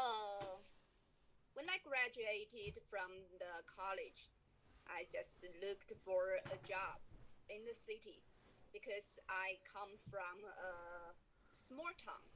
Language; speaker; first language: English; non-native, learner; Chinese